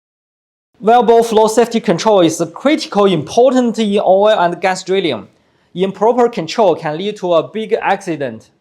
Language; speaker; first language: English; non-native, fluent; Chinese